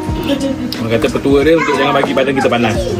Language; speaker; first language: Malay; native; Malay